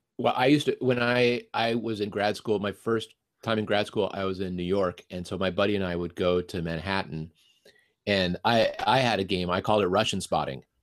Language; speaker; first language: English; native; English